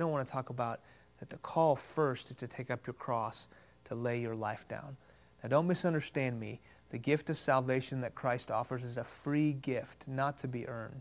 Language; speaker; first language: English; early bilingual, other home language; Persian